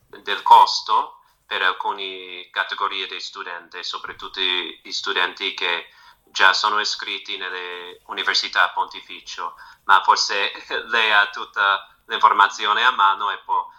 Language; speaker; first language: Italian; non-native, fluent; English